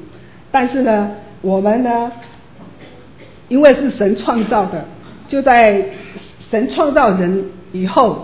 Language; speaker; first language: Chinese; native; Chinese